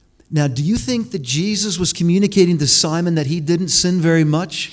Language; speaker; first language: English; native; English